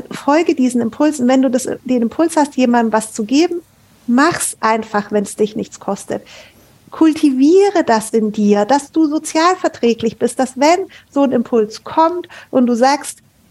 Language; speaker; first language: German; native; German